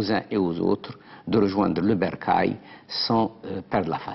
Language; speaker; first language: French; non-native, local second language; Arabic